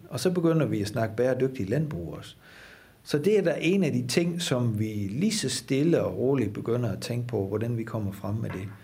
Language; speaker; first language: Danish; non-native, fluent; Dutch